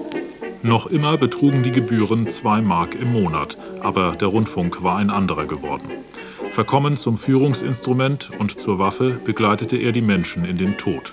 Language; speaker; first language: German; native; German